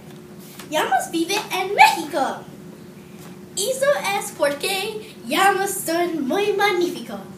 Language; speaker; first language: Spanish; non-native, learner; English